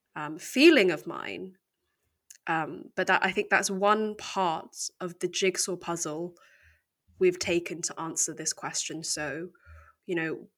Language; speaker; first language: English; native; English